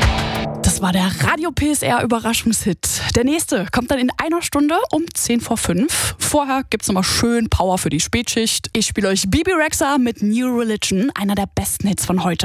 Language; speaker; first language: German; native; German